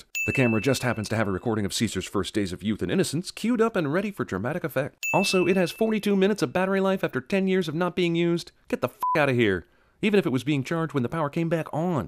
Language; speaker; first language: English; native; English